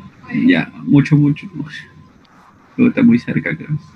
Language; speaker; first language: Spanish; native; Spanish